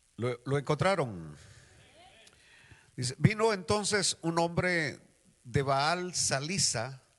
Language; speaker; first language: Spanish; native; Spanish